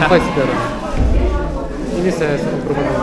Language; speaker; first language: Indonesian; non-native, fluent; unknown